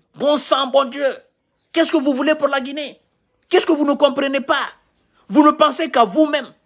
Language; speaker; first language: French; non-native, local second language; Mandingo